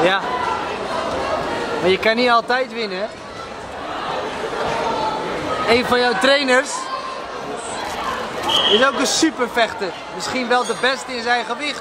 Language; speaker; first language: Dutch; native; Dutch